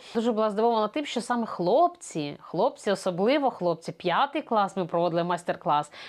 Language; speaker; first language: Ukrainian; native; Ukrainian